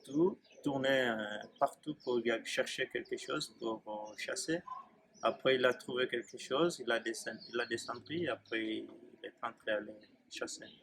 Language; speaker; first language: French; non-native, learner; Swahili